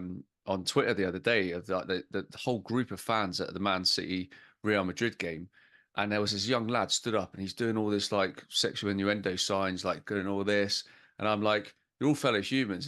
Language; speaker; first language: English; native; English